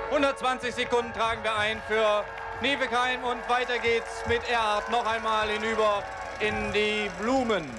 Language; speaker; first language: German; native; German